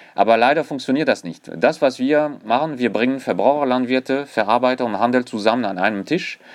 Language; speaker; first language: German; non-native, fluent; French